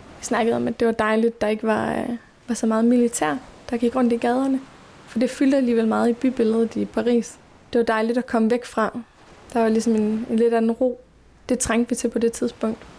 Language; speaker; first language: Danish; native; Danish